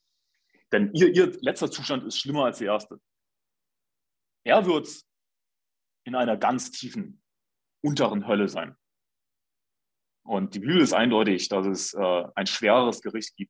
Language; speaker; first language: German; native; German